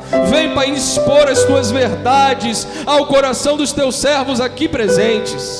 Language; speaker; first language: Portuguese; native; Portuguese